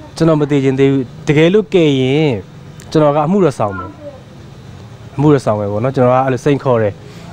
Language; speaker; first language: Burmese; non-native, local second language; Tedim Chin